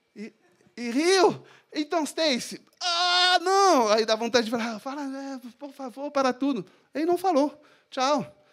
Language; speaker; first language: Portuguese; non-native, fluent; French